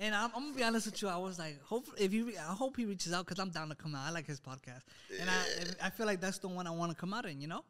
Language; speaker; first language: English; native; English